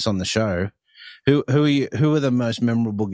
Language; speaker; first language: English; native; English